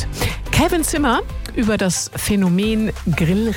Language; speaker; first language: German; native; German